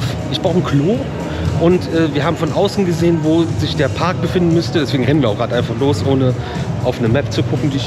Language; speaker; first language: German; native; German